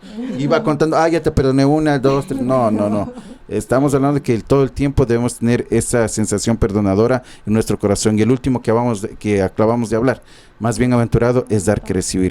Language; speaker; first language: Spanish; native; Spanish